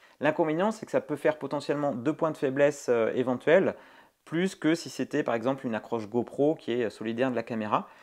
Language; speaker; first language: French; native; French